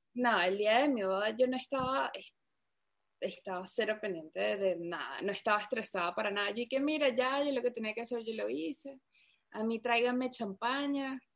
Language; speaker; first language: Spanish; native; Spanish